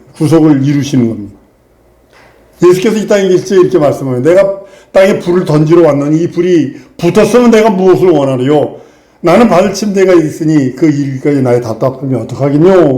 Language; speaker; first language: Korean; native; Korean